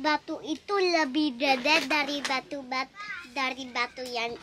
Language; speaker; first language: Indonesian; early bilingual, heritage; Indonesian